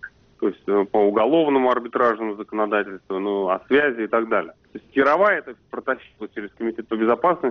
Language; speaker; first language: Russian; native; Russian